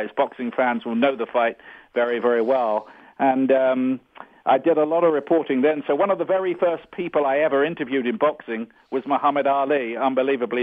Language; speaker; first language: English; native; English